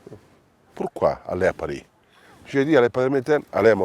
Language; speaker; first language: French; non-native, fluent; Italian